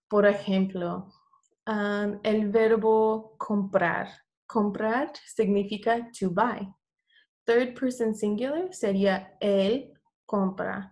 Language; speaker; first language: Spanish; non-native, fluent; English